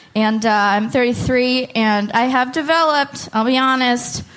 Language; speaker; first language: English; native; English